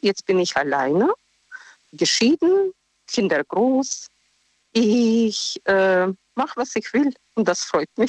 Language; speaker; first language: German; non-native, learner; Russian